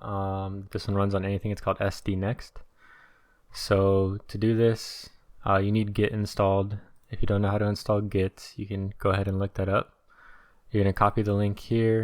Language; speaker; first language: English; native; English